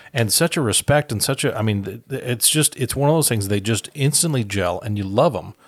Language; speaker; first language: English; native; English